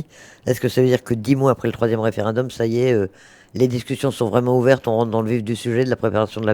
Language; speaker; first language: French; native; French